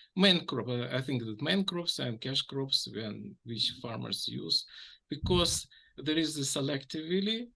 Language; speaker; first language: English; non-native, fluent; Ukrainian